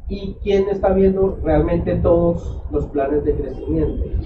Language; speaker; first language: Spanish; native; Spanish